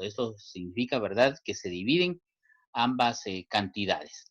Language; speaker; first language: Spanish; native; Spanish